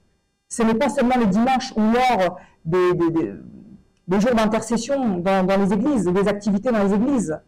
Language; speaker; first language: French; native; French